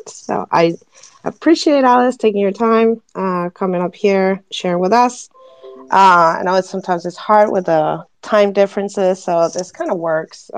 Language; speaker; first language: English; non-native, fluent; Spanish